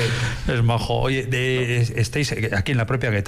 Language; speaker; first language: Spanish; native; Spanish